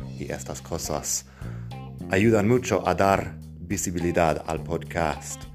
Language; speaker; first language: Spanish; non-native, fluent; English